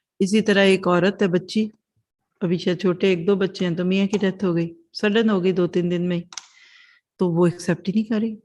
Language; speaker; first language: Urdu; non-native, local second language; Punjabi